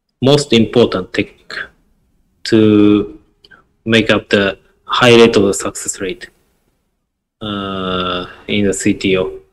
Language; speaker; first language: English; non-native, learner; Japanese